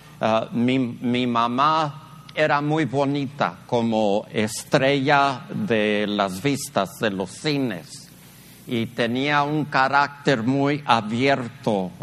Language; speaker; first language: Spanish; early bilingual, heritage; Spanish